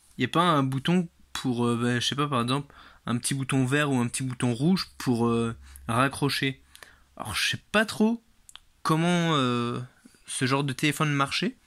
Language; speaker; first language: French; native; French